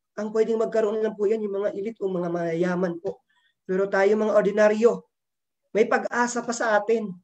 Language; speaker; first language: Filipino; non-native, local second language; Cebuano